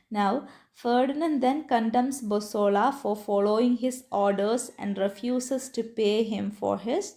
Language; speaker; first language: English; non-native, local second language; Malayalam